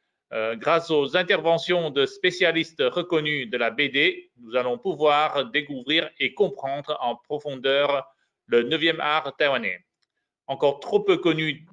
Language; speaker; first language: French; non-native, fluent; Chinese